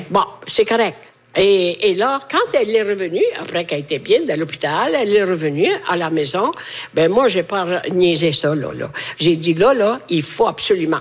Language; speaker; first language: French; non-native, fluent; Italian